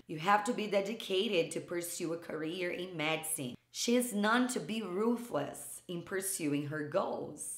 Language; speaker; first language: English; non-native, fluent; Portuguese